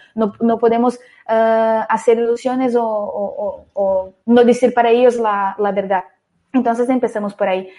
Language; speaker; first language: Spanish; non-native, fluent; Portuguese